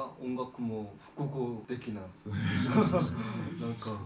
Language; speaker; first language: Japanese; non-native, fluent; Korean